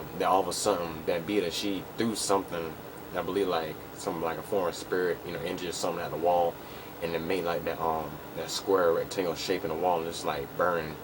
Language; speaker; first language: English; native; English